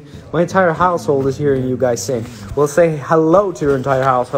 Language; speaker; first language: English; non-native, fluent; Swedish